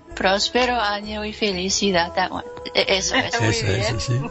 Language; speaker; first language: Spanish; non-native, learner; English